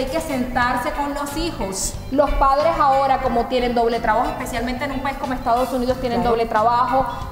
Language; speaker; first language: Spanish; native; Spanish